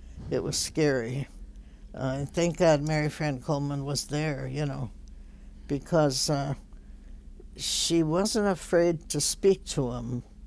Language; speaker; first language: English; native; English